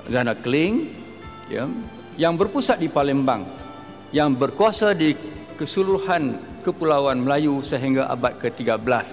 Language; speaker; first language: Malay; native; Malay